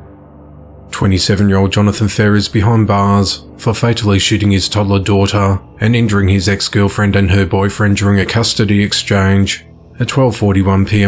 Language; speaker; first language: English; native; English